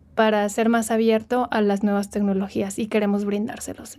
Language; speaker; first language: Spanish; native; Spanish